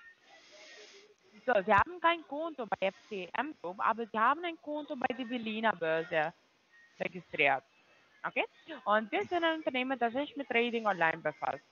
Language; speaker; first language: German; non-native, fluent; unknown